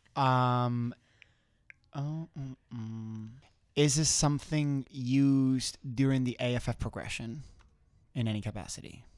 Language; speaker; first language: English; non-native, fluent; Spanish